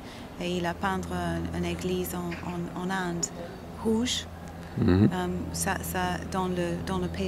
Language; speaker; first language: French; non-native, learner; English